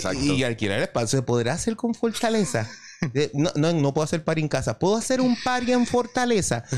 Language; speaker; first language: Spanish; native; Spanish